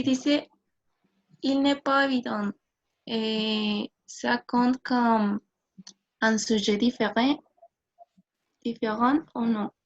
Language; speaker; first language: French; non-native, learner; Spanish